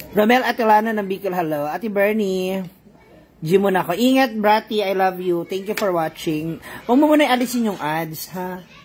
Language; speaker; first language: Filipino; non-native, local second language; Cebuano